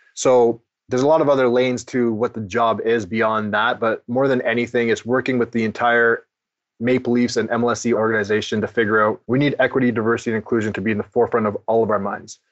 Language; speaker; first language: English; native; English